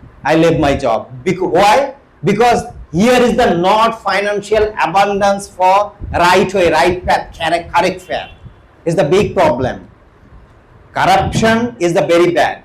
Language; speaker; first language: English; non-native, local second language; Bangla